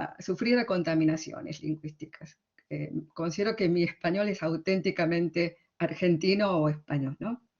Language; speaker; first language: Spanish; early bilingual, other home language; Korean